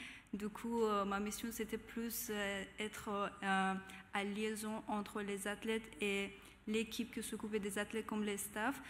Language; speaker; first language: French; non-native, fluent; Persian